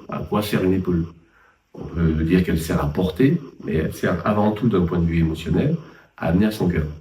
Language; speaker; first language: French; native; French